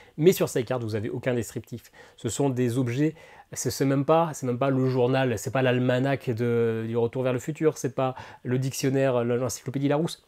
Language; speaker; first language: French; native; French